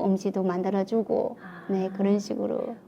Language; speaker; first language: Korean; non-native, fluent; Chinese